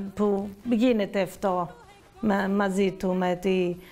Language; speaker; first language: Greek; non-native, fluent; Portuguese